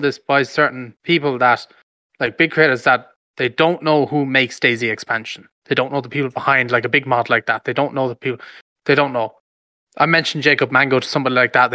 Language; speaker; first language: English; native; English